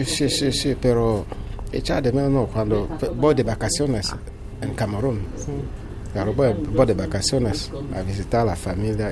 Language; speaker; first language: Spanish; non-native, fluent; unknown